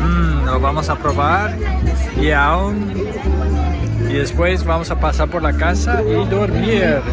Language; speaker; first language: Spanish; non-native, learner; English